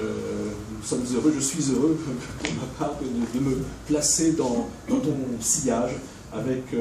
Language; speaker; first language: French; native; French